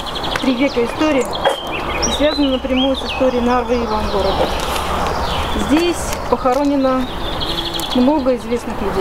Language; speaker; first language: Russian; native; Russian